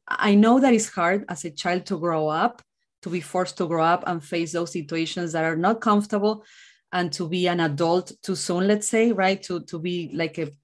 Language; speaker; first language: English; non-native, fluent; Spanish